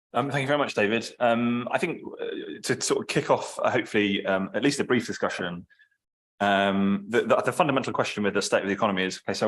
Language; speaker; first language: English; native; English